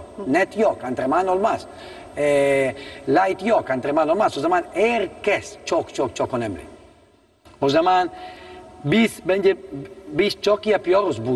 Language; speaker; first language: Turkish; non-native, learner; Italian